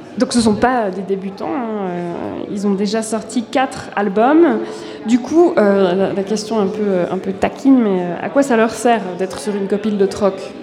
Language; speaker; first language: French; native; French